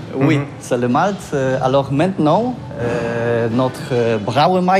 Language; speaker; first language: French; non-native, learner; Polish